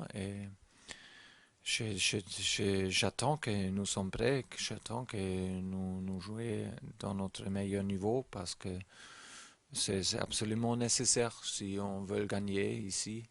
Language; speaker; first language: French; non-native, learner; German